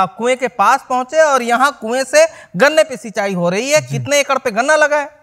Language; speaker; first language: Hindi; native; Hindi